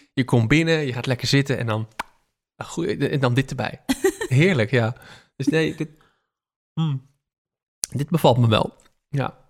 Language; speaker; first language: Dutch; native; Dutch